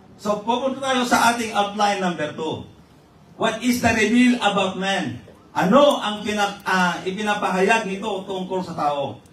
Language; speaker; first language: Filipino; non-native, local second language; Iloko